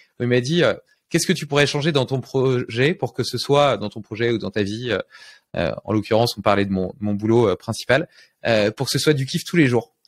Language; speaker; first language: French; native; French